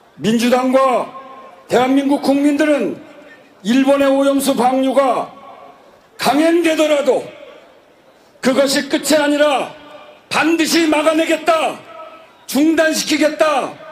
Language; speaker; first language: Korean; native; Korean